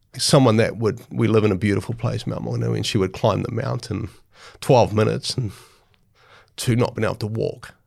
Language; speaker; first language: English; native; English